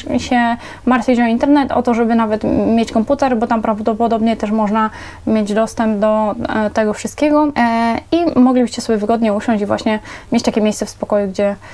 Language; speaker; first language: Polish; native; Polish